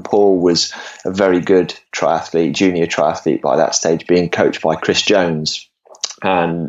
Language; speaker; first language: English; native; English